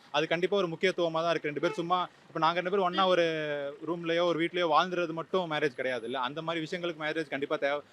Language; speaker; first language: Tamil; native; Tamil